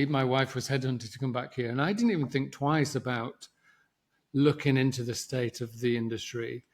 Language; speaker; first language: English; native; English